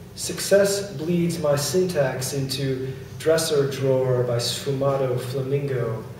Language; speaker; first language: English; native; English